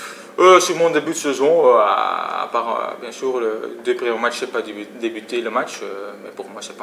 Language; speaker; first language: French; non-native, fluent; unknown